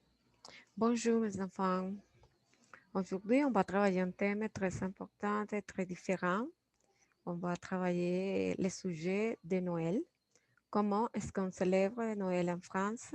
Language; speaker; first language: French; non-native, fluent; Spanish